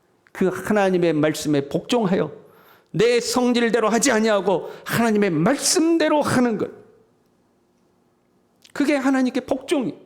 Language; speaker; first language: Korean; native; Korean